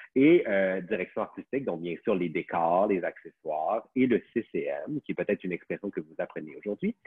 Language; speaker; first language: French; native; French